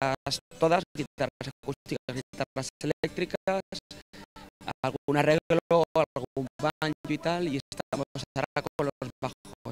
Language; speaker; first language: Spanish; native; Spanish